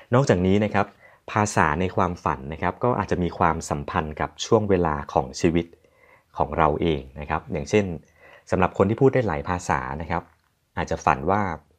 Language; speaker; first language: Thai; native; Thai